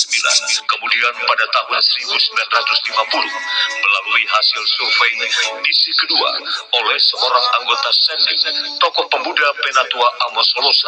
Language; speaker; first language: Indonesian; native; Indonesian